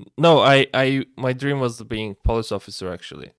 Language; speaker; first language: English; non-native, fluent; Turkish